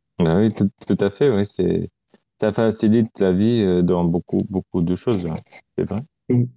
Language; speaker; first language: French; non-native, fluent; Romanian